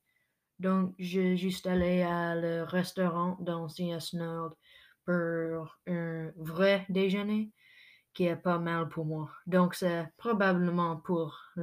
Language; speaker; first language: French; non-native, local second language; English